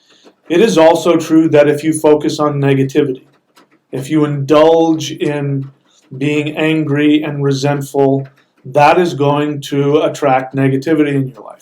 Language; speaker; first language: English; native; English